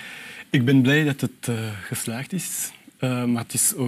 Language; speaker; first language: Dutch; non-native, local second language; French